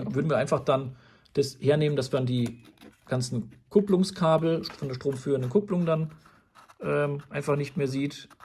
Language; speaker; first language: German; native; German